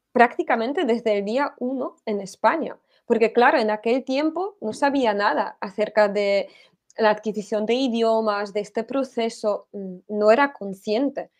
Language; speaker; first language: Spanish; non-native, fluent; Polish